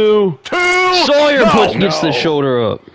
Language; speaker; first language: English; native; English